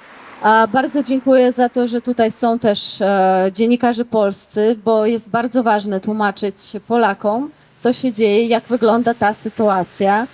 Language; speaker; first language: Polish; non-native, fluent; Belarusian